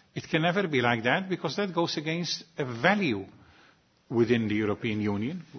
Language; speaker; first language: English; non-native, local second language; Maltese